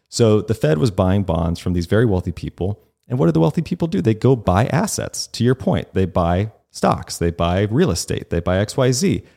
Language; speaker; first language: English; native; English